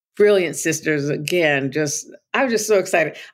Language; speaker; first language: English; native; English